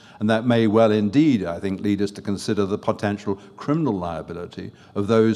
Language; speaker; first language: English; non-native, fluent; French